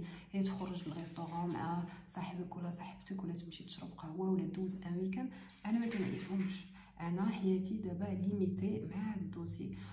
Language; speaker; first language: Arabic; native; Arabic